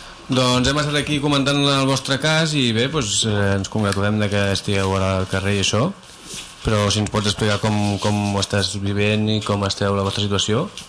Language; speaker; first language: Catalan; native; Catalan